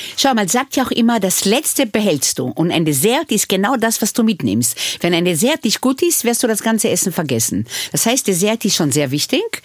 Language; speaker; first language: German; early bilingual, other home language; Hebrew